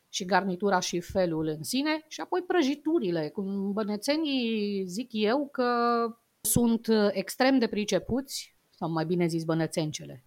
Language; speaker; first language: Romanian; native; Romanian